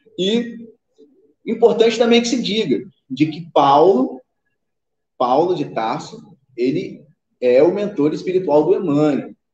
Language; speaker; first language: Portuguese; native; Portuguese